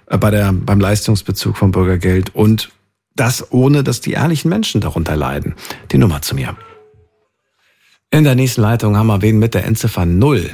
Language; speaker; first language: German; native; German